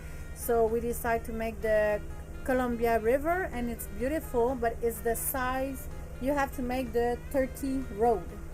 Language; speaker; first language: English; non-native, learner; French